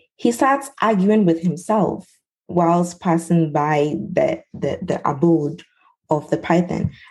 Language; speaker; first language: English; non-native, local second language; Ewe